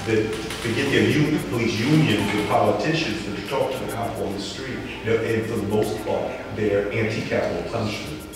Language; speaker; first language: English; native; English